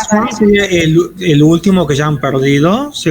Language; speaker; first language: Spanish; native; Spanish